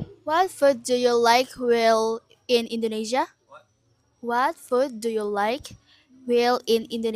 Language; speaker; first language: English; non-native, learner; Indonesian